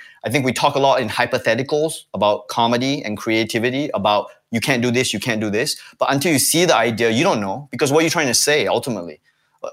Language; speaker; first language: English; native; English